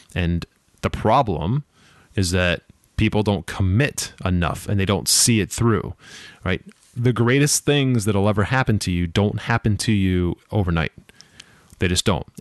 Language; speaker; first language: English; native; English